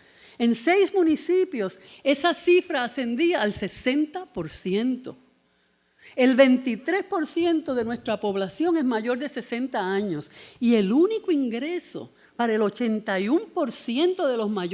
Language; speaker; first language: Spanish; native; Spanish